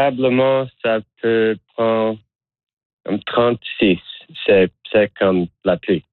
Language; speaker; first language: French; non-native, learner; English